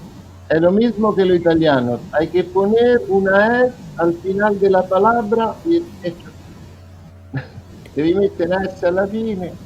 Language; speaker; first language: Spanish; non-native, fluent; Italian